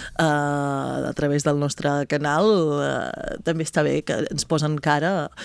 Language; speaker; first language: Catalan; native; Catalan